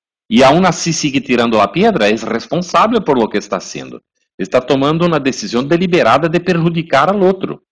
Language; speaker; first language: Spanish; non-native, fluent; Portuguese